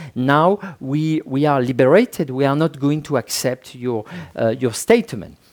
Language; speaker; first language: English; non-native, fluent; French